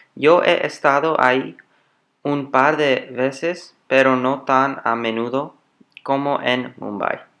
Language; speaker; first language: Spanish; non-native, learner; English